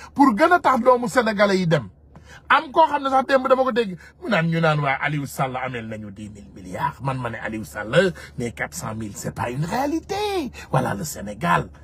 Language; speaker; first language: French; non-native, local second language; Wolof